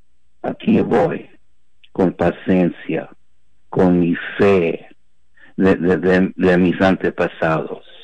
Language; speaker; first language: Spanish; non-native, fluent; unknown